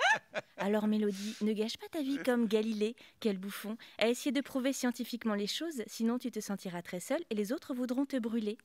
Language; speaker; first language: French; native; French